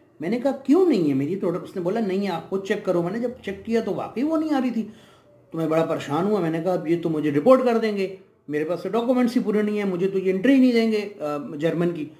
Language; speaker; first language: Urdu; native; Urdu